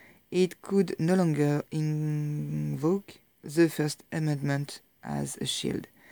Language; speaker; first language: English; non-native, fluent; French